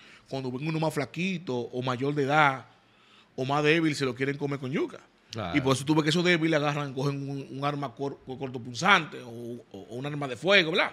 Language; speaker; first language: Spanish; native; Spanish